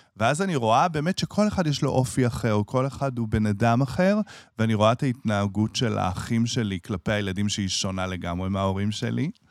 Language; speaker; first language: Hebrew; native; Hebrew